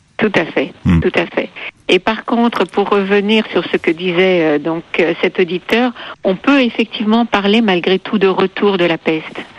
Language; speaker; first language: French; native; French